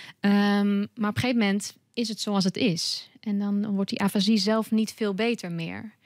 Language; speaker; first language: Dutch; native; Dutch